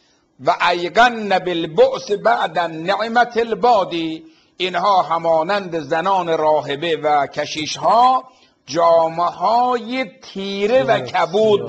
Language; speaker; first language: Persian; native; Persian